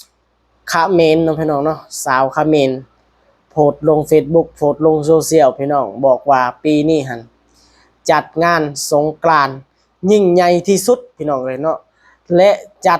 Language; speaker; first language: Thai; non-native, local second language; Lao